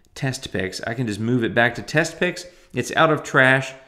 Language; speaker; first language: English; native; English